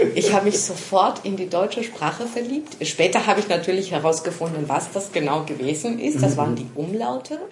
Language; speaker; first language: German; non-native, fluent; Spanish